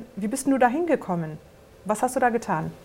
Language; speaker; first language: German; native; German